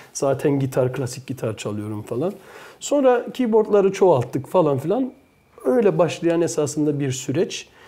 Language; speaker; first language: Turkish; early bilingual, heritage; Turkish